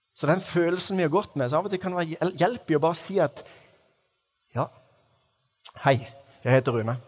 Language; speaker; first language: Norwegian; native; Norwegian